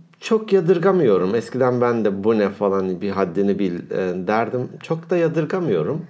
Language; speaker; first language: Turkish; native; Turkish